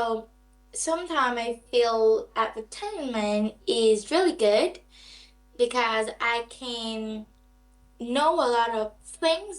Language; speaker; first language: English; non-native, learner; Vietnamese